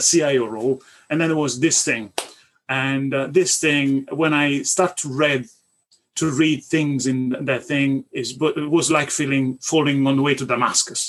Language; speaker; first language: English; non-native, fluent; Italian